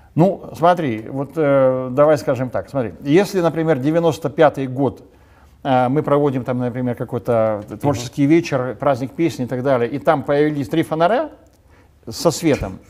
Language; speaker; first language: Russian; non-native, local second language; Ukrainian